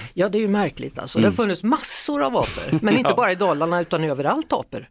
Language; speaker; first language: Swedish; native; Swedish